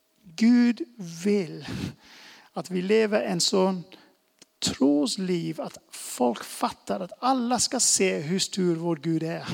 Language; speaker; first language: Swedish; non-native, fluent; English